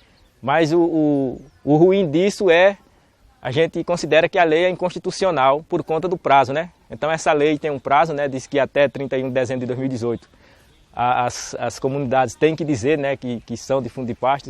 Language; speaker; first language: Portuguese; native; Portuguese